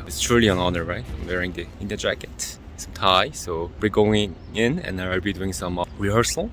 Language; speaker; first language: English; non-native, fluent; Korean